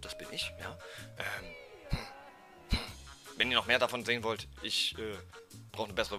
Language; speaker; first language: German; native; German